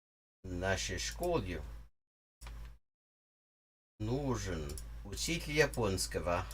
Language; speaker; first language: Russian; non-native, learner; English